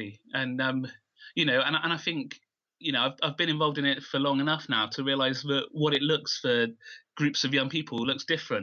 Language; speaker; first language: English; native; English